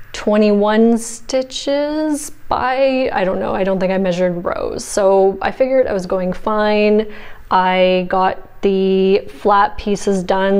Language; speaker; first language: English; native; English